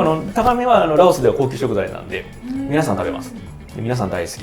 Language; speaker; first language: Japanese; native; Japanese